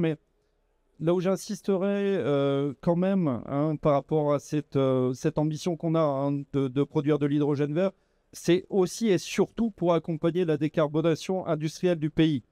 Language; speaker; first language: French; native; French